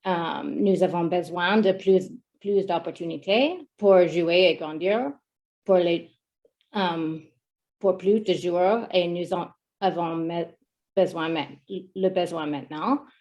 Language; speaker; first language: French; non-native, learner; English